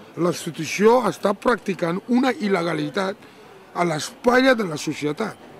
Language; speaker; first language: Catalan; non-native, fluent; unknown